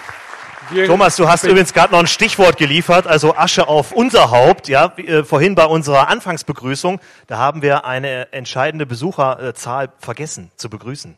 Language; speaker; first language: German; native; German